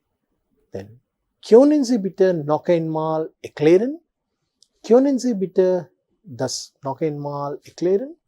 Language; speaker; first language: German; non-native, fluent; Telugu